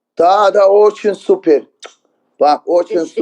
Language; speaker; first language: Russian; non-native, learner; Azerbaijani